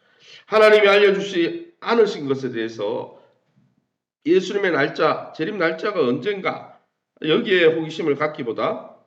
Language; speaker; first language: Korean; native; Korean